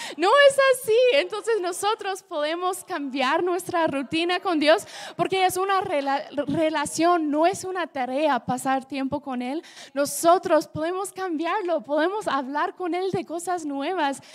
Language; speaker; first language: Spanish; non-native, fluent; English